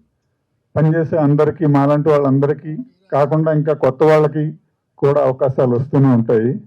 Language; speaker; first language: Telugu; native; Telugu